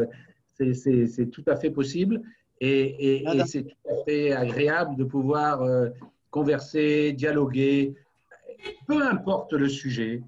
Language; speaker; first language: French; native; French